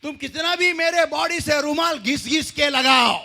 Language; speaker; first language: Hindi; non-native, local second language; Marathi